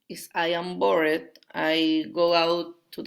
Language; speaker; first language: English; non-native, learner; Spanish